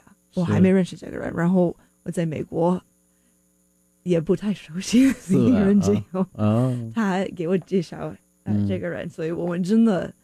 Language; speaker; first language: Chinese; non-native, fluent; English